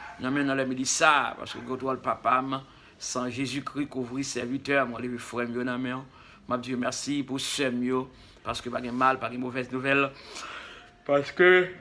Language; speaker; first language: French; non-native, local second language; Haitian Creole